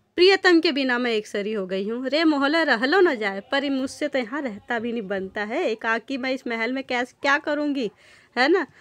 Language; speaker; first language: Hindi; native; Hindi